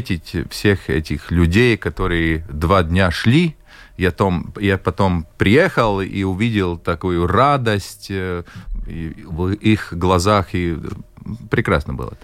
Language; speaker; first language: Russian; non-native, local second language; Latvian